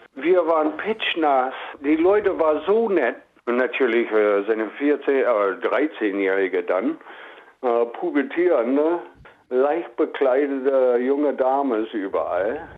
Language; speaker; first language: German; non-native, fluent; English